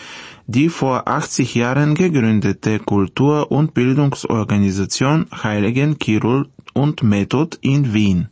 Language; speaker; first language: German; non-native, fluent; Bulgarian